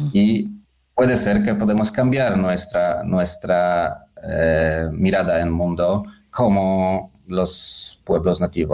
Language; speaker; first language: Spanish; non-native, fluent; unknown